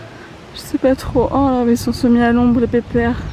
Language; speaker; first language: French; native; French